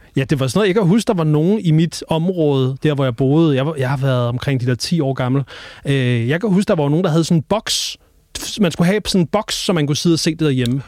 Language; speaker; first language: Danish; native; Danish